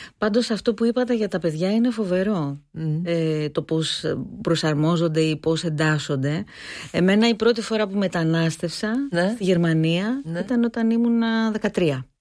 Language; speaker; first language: Greek; native; Greek